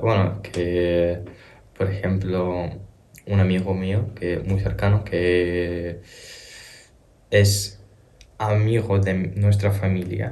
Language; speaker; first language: Spanish; early bilingual, other home language; Ukrainian